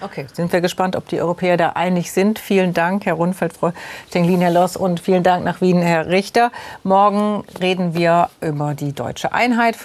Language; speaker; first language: German; native; German